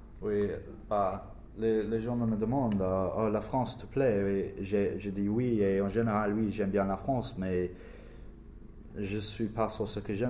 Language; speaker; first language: French; non-native, learner; English